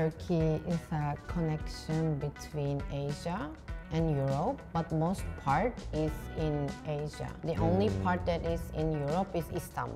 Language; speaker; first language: English; non-native, fluent; Turkish